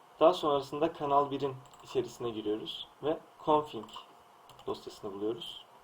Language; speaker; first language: Turkish; native; Turkish